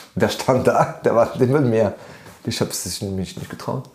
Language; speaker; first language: German; non-native, fluent; French